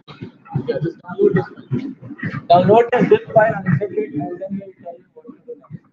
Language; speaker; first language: English; non-native, local second language; Hindi